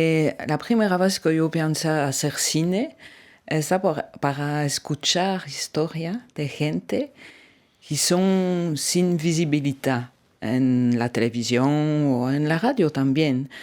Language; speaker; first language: Spanish; non-native, fluent; French